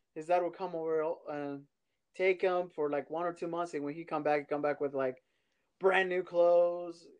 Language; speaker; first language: English; early bilingual, other home language; Spanish